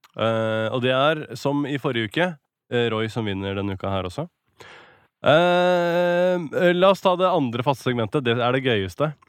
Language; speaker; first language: Norwegian; native; Norwegian